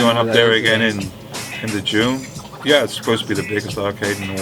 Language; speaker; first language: English; non-native, fluent; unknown